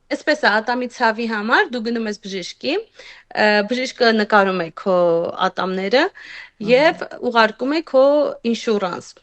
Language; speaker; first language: Armenian; native; Armenian